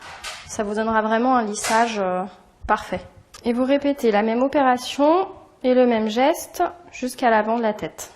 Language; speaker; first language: French; native; French